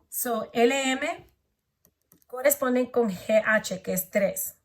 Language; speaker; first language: Spanish; early bilingual, heritage; Spanish